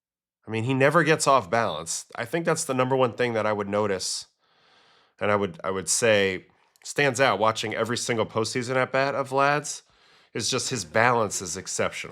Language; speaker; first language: English; native; English